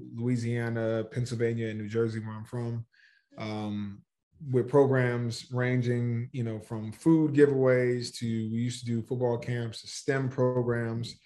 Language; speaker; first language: English; native; English